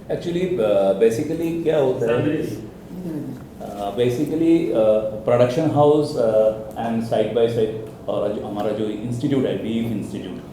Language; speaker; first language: Hindi; non-native, local second language; Bangla